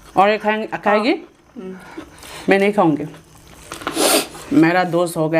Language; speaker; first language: Hindi; non-native, local second language; Manipuri